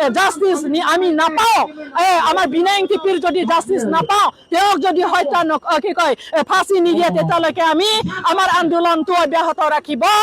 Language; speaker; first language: Assamese; non-native, local second language; Karbi